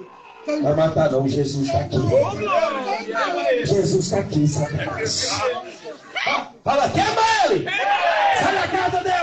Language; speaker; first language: Portuguese; native; Portuguese